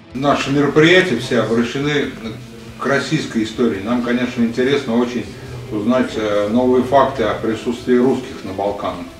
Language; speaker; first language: Russian; native; Russian